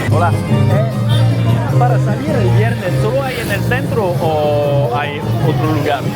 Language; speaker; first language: Spanish; non-native, learner; French